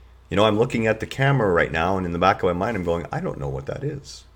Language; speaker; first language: English; native; English